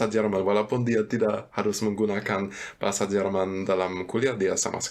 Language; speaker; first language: Indonesian; non-native, fluent; German